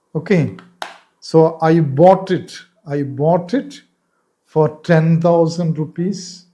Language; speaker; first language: English; non-native, local second language; Tamil